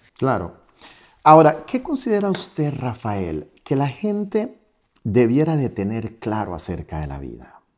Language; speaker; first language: Spanish; native; Spanish